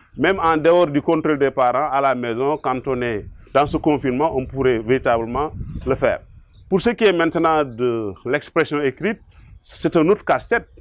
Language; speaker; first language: French; non-native, local second language; Wolof